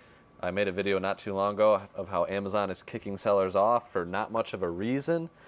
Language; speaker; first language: English; native; English